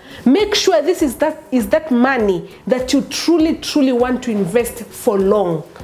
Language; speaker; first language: English; non-native, local second language; Swahili